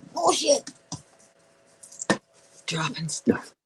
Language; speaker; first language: English; native; English